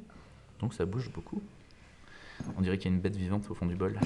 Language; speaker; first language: French; native; French